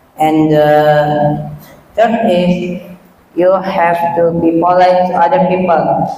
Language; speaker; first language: English; non-native, learner; Indonesian